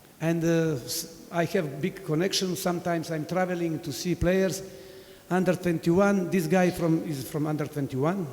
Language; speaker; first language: English; non-native, fluent; Serbian